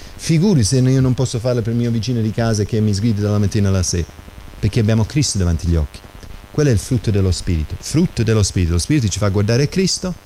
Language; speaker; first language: Italian; non-native, fluent; English